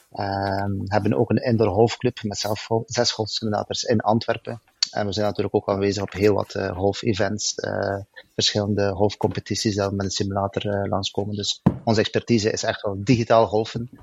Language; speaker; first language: Dutch; native; Dutch